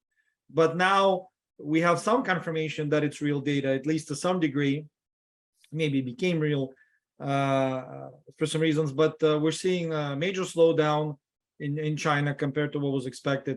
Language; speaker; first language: English; non-native, fluent; Russian